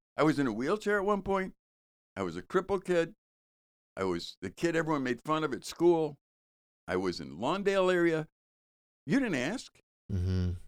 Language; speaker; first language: English; native; English